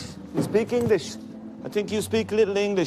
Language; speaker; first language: English; native; English